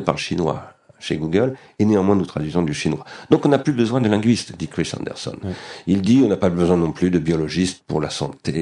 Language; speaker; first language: French; native; French